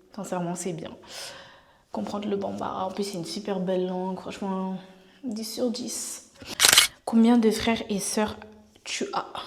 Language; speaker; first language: French; native; French